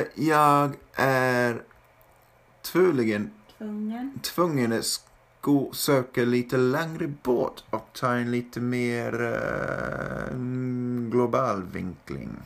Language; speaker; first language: Swedish; non-native, fluent; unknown